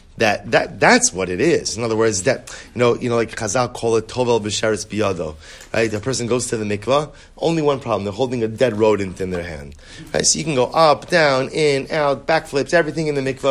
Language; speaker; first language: English; native; English